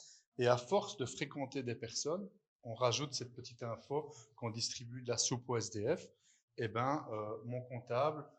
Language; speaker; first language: French; native; French